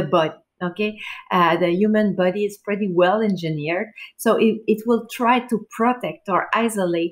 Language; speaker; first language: English; non-native, fluent; French